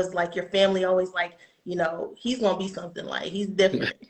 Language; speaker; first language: English; native; English